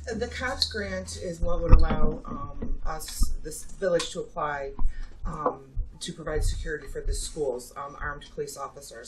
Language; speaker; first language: English; native; English